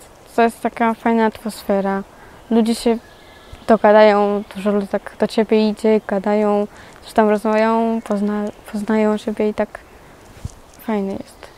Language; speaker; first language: Polish; early bilingual, other home language; Georgian